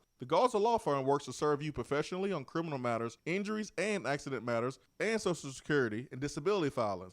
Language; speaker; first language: English; native; English